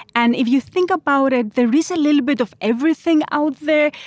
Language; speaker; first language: English; non-native, fluent; Greek